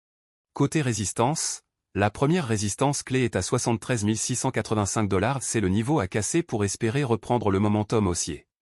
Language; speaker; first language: French; native; French